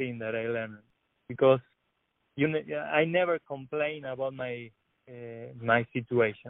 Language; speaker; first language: English; non-native, learner; Spanish